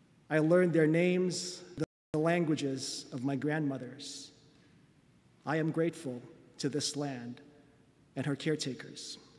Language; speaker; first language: English; non-native, local second language; Filipino